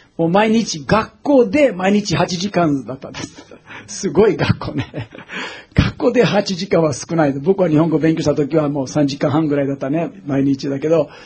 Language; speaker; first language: Japanese; non-native, fluent; English